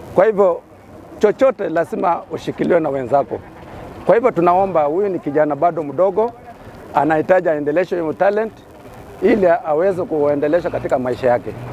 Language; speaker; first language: Swahili; non-native, local second language; Kalenjin